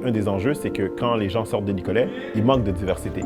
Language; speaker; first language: French; native; French